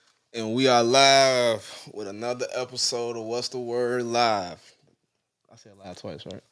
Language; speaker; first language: English; native; English